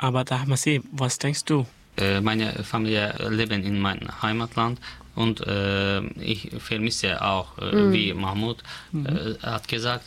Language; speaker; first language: German; non-native, learner; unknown